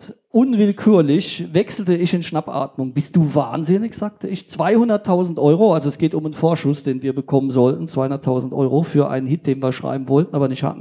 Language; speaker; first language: German; native; German